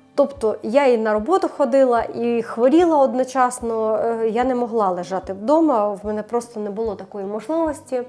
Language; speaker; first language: Ukrainian; non-native, local second language; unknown